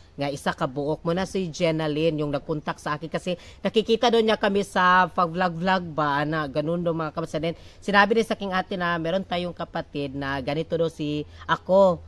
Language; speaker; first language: Filipino; non-native, local second language; Cebuano